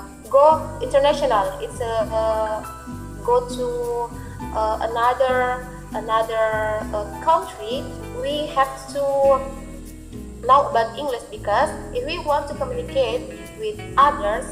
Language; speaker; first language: English; non-native, learner; Indonesian